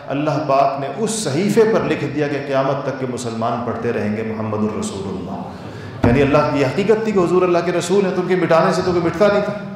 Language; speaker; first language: Urdu; native; Urdu